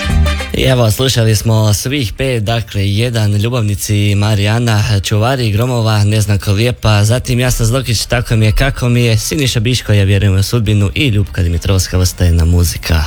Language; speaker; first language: Serbian; native; Serbian